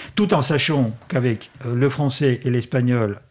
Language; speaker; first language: French; non-native, fluent; Russian